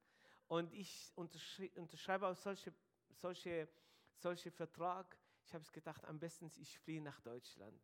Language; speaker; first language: German; non-native, fluent; Arabic